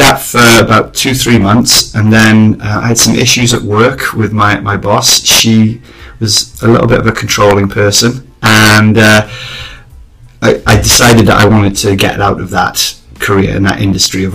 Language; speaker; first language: English; native; English